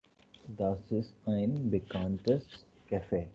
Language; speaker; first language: German; non-native, learner; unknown